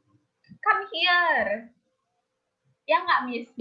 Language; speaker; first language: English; non-native, learner; Indonesian